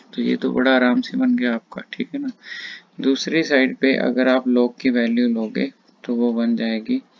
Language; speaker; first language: Hindi; non-native, local second language; Punjabi